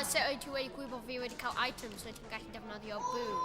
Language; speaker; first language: Welsh; non-native, local second language; English